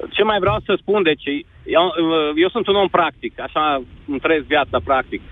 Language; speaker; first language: Romanian; native; Romanian